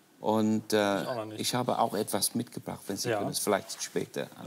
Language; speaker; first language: German; non-native, fluent; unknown